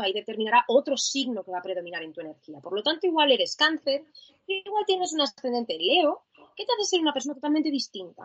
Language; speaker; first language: Spanish; native; Spanish